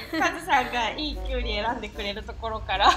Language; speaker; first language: Japanese; native; Japanese